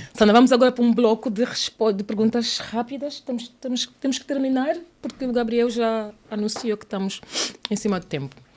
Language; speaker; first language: Portuguese; native; Portuguese